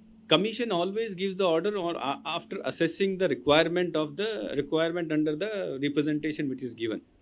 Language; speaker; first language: English; non-native, local second language; Telugu